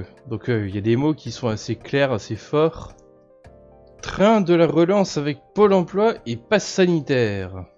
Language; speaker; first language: French; native; French